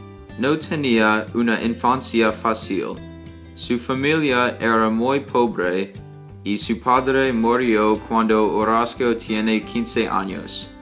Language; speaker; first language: Spanish; non-native, learner; English